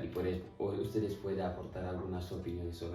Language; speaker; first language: Spanish; non-native, fluent; Fula